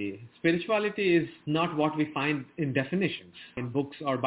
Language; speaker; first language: English; non-native, local second language; Bangla